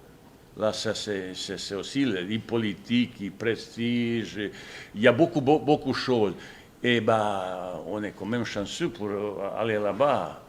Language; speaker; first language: French; non-native, fluent; Bosnian